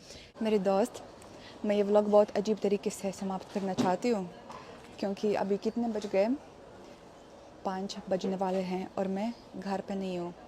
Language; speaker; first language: Hindi; non-native, learner; Russian